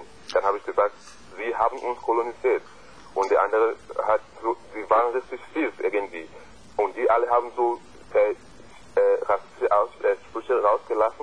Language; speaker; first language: German; non-native, fluent; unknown